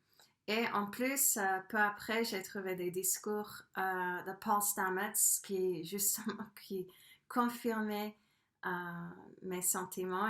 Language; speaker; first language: French; non-native, fluent; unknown